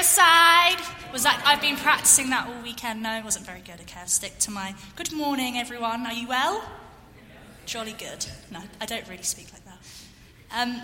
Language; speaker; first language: English; native; English